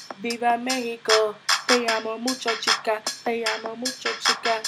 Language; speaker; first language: Spanish; non-native, learner; English